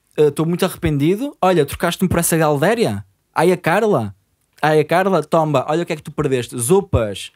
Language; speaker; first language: Portuguese; native; Portuguese